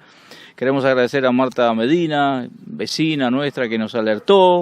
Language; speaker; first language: Spanish; native; Spanish